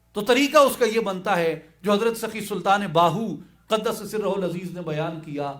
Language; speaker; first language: Urdu; non-native, local second language; Saraiki